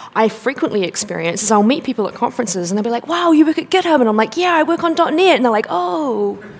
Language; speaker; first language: English; native; English